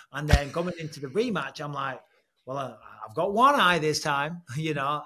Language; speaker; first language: English; native; English